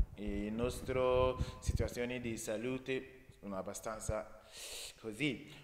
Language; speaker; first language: Italian; non-native, learner; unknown